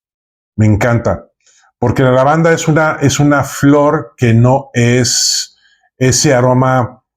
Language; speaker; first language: Spanish; native; Spanish